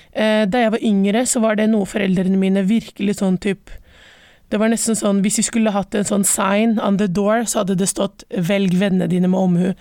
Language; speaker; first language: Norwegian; early bilingual, other home language; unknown